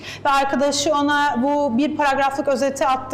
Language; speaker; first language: Turkish; native; Turkish